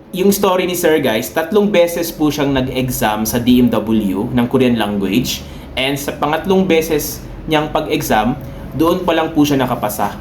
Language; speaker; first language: Filipino; non-native, local second language; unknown